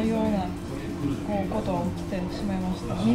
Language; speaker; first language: Japanese; non-native, fluent; Russian